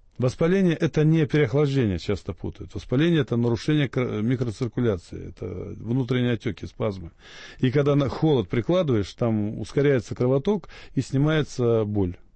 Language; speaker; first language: Russian; native; Russian